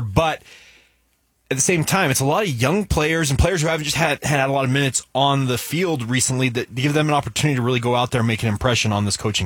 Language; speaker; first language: English; native; English